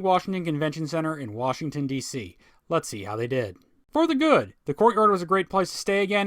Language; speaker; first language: English; native; English